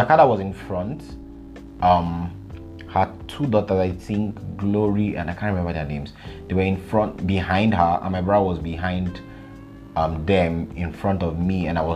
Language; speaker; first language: English; non-native, local second language; Yoruba